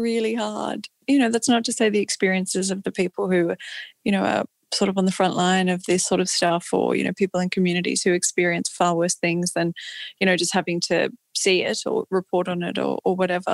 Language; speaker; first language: English; native; English